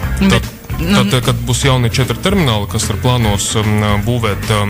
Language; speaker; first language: Latvian; non-native, local second language; Russian